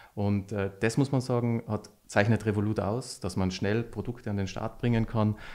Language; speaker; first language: German; native; German